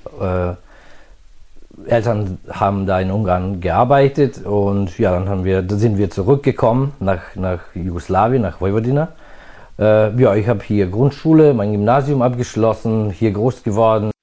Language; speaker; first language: German; non-native, fluent; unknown